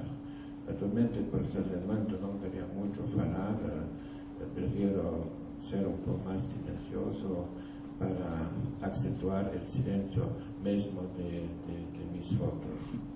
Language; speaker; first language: Portuguese; non-native, learner; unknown